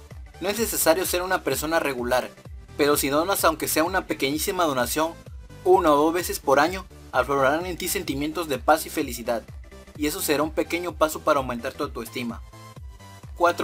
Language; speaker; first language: Spanish; native; Spanish